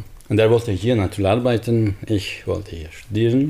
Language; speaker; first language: German; non-native, fluent; Turkish